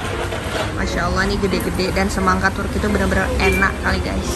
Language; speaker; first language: Indonesian; native; Indonesian